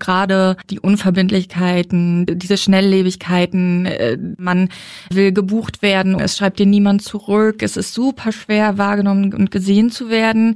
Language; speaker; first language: German; native; German